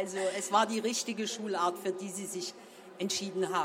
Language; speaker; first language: German; native; German